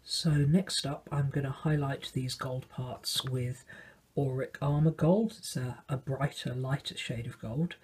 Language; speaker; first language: English; native; English